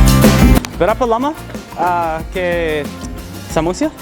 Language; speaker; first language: Indonesian; non-native, learner; English